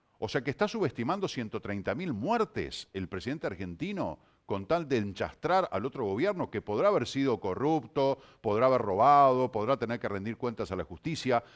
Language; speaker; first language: Spanish; native; Spanish